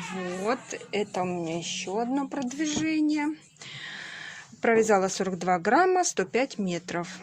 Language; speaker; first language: Russian; native; Russian